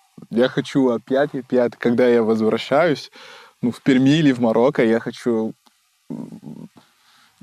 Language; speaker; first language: Russian; non-native, learner; Arabic